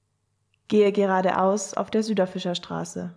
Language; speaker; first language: German; native; German